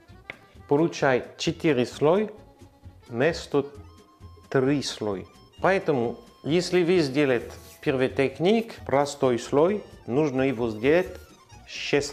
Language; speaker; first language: Russian; non-native, learner; French